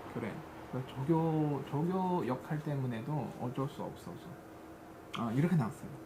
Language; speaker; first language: Korean; non-native, fluent; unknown